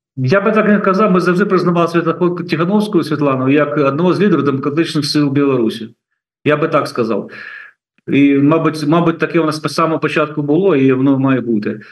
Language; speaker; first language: Ukrainian; native; Ukrainian